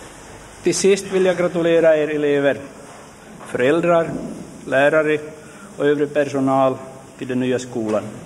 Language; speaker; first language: Swedish; native; Swedish